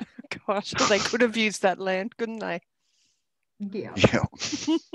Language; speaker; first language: English; native; English